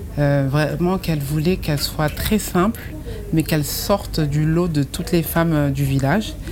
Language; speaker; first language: French; non-native, local second language; Fula